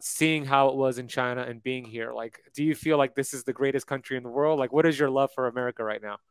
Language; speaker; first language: English; native; English